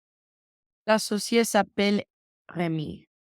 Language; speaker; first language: French; non-native, learner; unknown